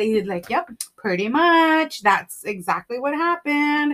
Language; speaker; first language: English; early bilingual, other home language; Spanish